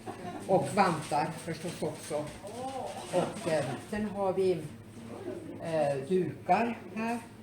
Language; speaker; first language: Swedish; native; Swedish